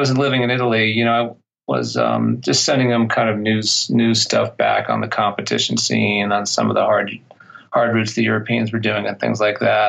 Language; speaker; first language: English; native; English